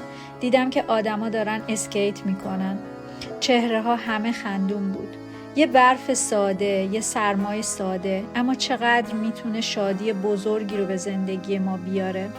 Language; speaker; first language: Persian; native; Persian